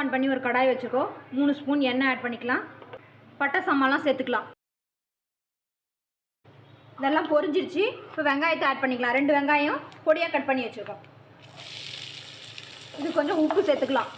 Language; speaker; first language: Tamil; native; Tamil